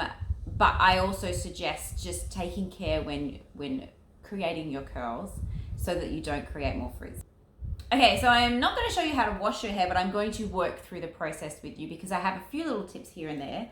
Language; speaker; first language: English; native; English